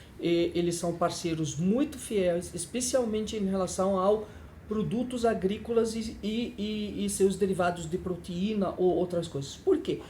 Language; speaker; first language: Portuguese; non-native, fluent; Arabic